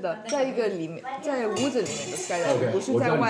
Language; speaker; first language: Chinese; non-native, learner; English